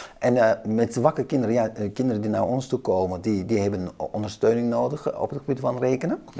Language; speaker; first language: Dutch; early bilingual, other home language; Kurdish